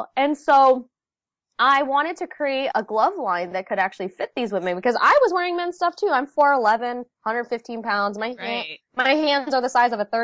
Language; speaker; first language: English; early bilingual, other home language; Vietnamese